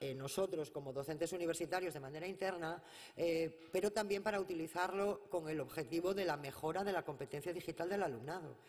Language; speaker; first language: Spanish; native; Spanish